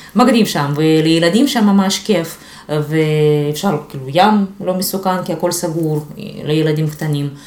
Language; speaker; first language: Hebrew; non-native, fluent; Russian